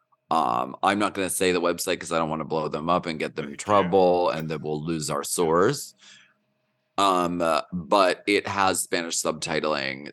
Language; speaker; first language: English; native; English